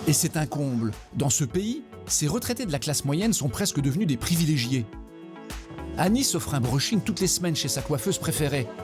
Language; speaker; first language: French; native; French